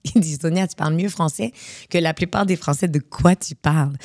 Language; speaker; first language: French; native; French